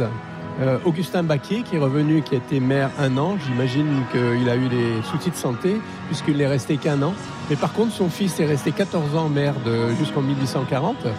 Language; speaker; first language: French; native; French